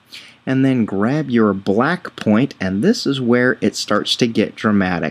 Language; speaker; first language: English; native; English